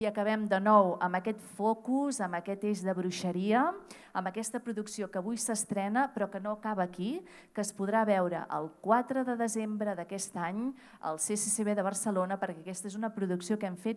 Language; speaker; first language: Catalan; native; Catalan